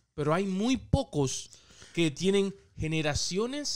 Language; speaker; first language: Spanish; early bilingual, heritage; Spanish